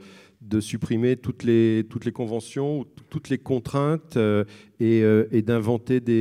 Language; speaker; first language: French; native; French